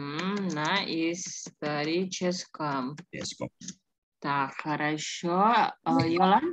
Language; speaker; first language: Russian; non-native, fluent; Indonesian